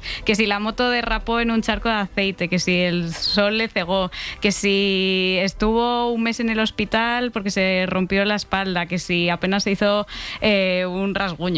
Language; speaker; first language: Spanish; native; Spanish